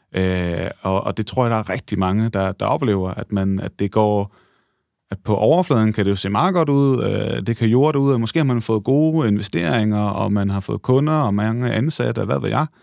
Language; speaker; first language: Danish; native; Danish